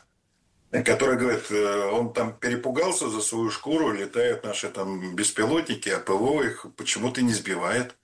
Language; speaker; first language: Russian; native; Russian